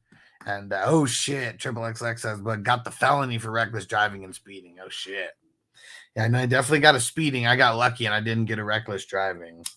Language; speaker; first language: English; native; English